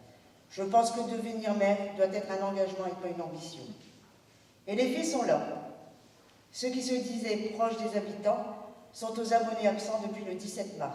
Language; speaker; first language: French; native; French